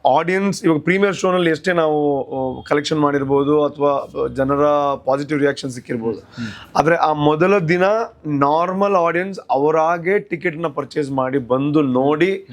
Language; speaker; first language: Kannada; non-native, local second language; Tulu